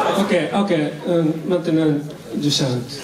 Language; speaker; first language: French; non-native, learner; Japanese